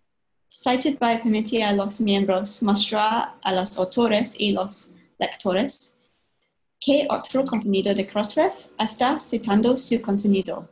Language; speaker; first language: Spanish; non-native, fluent; English